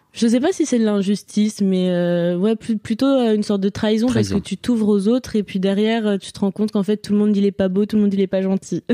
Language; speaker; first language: French; native; French